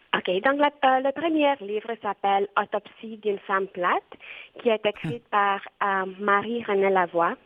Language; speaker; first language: French; non-native, fluent; Romanian